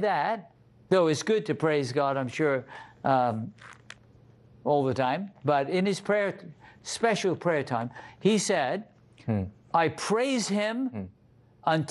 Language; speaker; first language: English; native; English